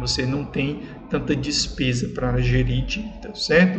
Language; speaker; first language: Portuguese; native; Portuguese